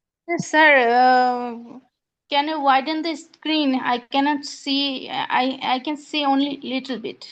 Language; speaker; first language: English; non-native, learner; Bangla